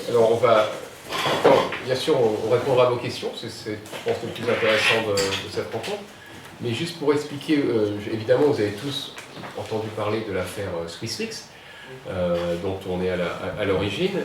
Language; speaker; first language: French; native; French